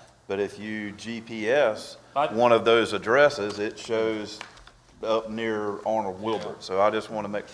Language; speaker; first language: English; native; English